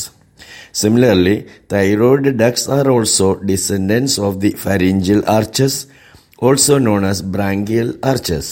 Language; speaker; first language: English; non-native, local second language; Malayalam